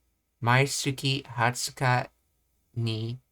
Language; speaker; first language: Japanese; non-native, learner; English